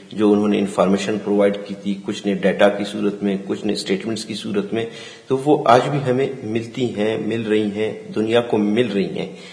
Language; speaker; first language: Urdu; non-native, local second language; Baluchi